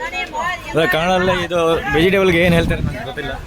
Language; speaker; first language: Kannada; non-native, learner; Hindi